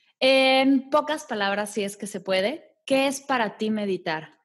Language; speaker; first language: Spanish; native; Spanish